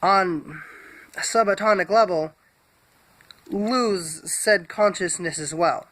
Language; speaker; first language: English; native; English